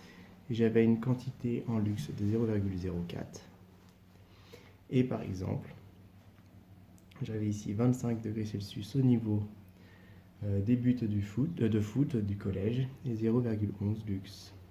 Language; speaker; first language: French; native; French